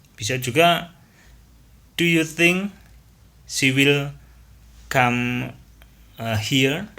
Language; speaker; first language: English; non-native, fluent; Indonesian